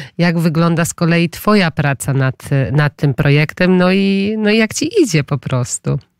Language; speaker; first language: Polish; native; Polish